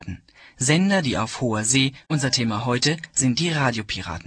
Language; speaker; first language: German; native; German